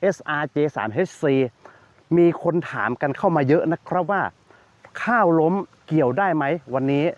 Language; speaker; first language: Thai; native; Thai